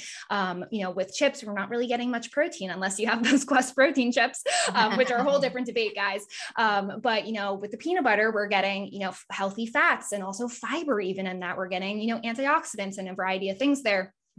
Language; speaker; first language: English; native; English